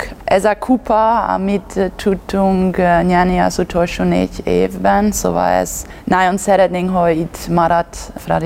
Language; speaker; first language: Hungarian; non-native, learner; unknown